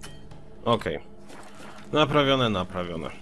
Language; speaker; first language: Polish; native; Polish